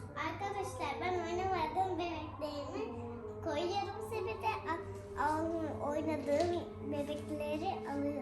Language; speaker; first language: Turkish; early bilingual, heritage; Turkish